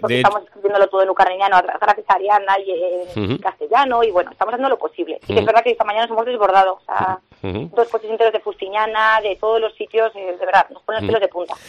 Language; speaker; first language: Spanish; native; Spanish